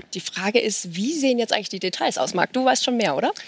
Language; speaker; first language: German; native; German